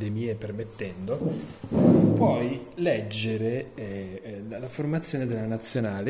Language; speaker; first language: Italian; native; Italian